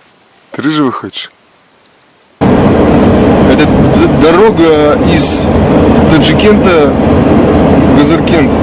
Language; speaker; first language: Russian; native; Russian